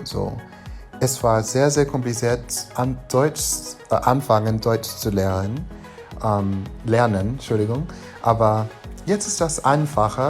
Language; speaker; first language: German; non-native, learner; English